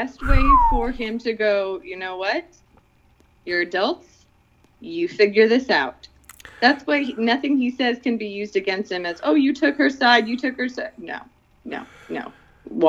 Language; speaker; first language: English; non-native, local second language; Filipino